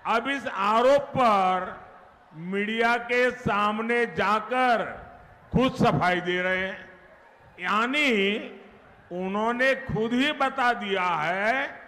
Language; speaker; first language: Hindi; non-native, local second language; Gujarati